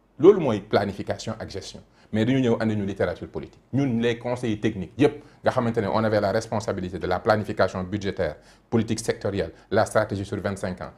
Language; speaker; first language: French; non-native, local second language; Wolof